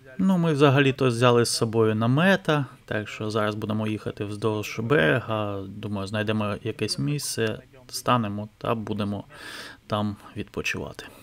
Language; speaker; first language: Ukrainian; non-native, local second language; Russian